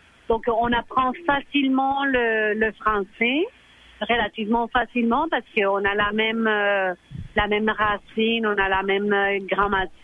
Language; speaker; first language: French; non-native, fluent; Spanish